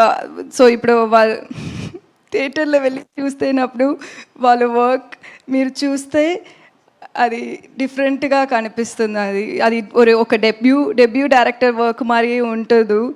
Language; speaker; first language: Telugu; non-native, learner; Tamil